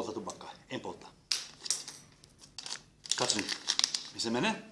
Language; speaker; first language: Finnish; non-native, local second language; Swedish